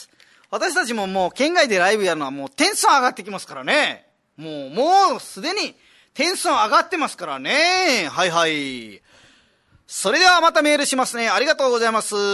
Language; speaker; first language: Japanese; native; Japanese